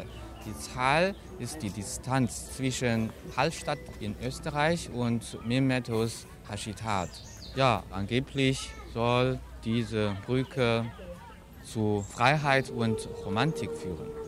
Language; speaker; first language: German; non-native, fluent; Chinese